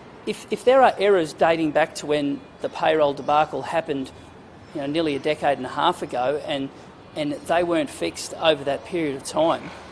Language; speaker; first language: English; native; English